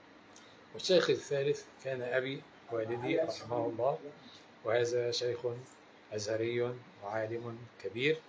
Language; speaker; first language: Arabic; native; Arabic